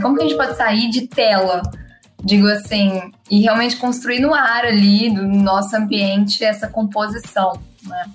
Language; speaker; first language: Portuguese; native; Portuguese